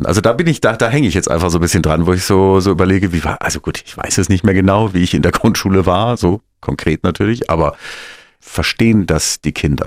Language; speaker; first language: German; native; German